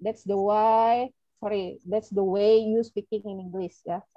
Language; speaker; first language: English; non-native, learner; Indonesian